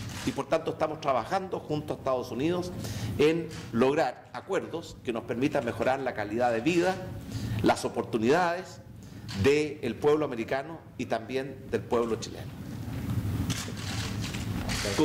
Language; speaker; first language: Spanish; native; Spanish